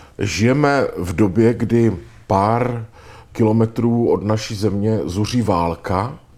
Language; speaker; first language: Czech; native; Czech